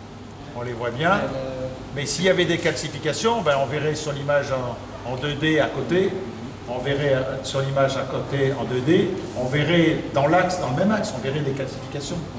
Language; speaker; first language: French; native; French